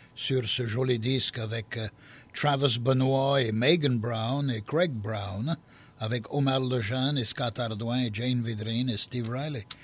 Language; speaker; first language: French; early bilingual, heritage; French